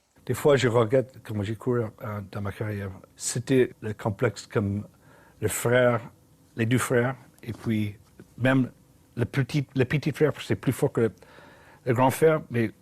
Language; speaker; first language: French; non-native, learner; English